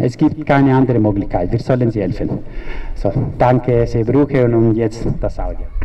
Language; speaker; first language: German; non-native, fluent; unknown